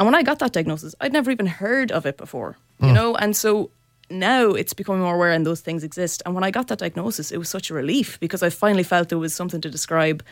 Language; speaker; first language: English; native; English